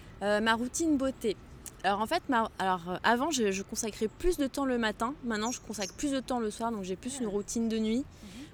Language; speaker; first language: French; non-native, local second language; Arabic